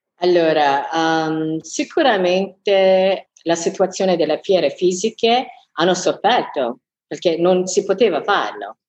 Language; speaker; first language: Italian; non-native, fluent; English